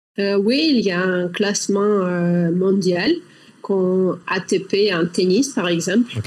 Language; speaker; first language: French; non-native, learner; Russian